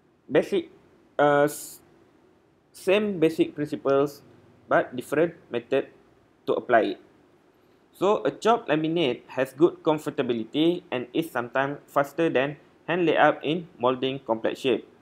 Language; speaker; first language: English; non-native, local second language; Malay